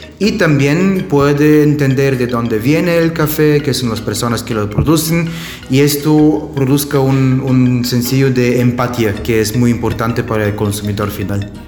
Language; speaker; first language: Spanish; non-native, learner; German